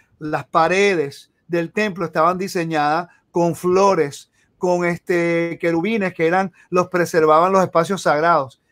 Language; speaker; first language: Spanish; early bilingual, heritage; Spanish